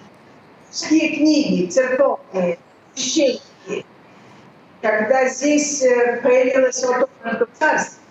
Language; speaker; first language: Russian; early bilingual, heritage; Russian